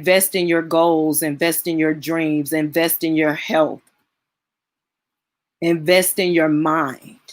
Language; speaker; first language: English; native; English